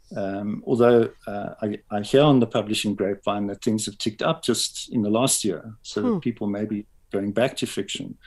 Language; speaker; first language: English; native; English